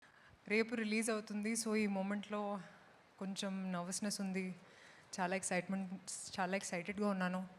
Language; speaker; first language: Telugu; non-native, fluent; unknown